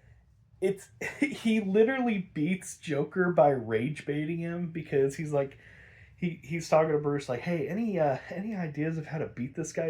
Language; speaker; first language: English; native; English